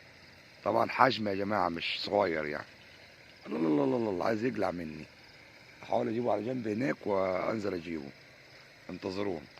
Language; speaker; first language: Arabic; native; Arabic